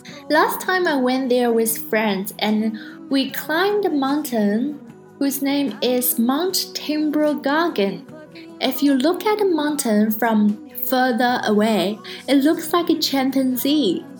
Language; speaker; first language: English; non-native, fluent; Chinese